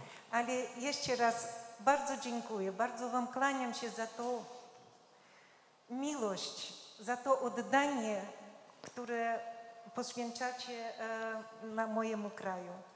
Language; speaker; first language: Polish; non-native, fluent; Georgian